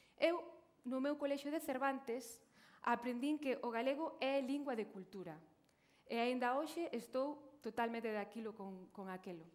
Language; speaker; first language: Galician; native; Galician